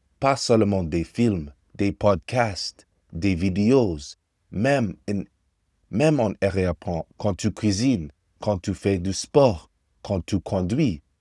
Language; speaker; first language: French; non-native, fluent; English